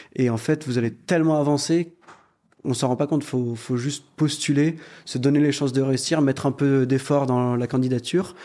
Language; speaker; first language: French; native; French